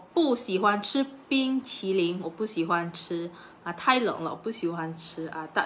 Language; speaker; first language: Chinese; non-native, local second language; Malay